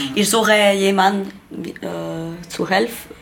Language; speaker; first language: German; non-native, learner; French